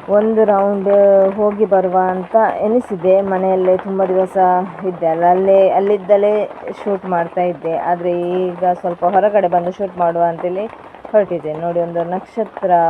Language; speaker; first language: Kannada; non-native, local second language; Tulu